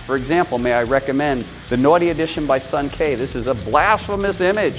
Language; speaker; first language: English; native; English